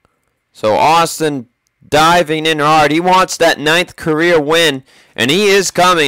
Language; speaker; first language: English; native; English